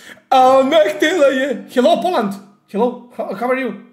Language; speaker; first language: English; non-native, learner; Serbian